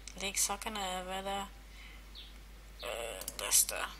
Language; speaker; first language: Swedish; non-native, learner; German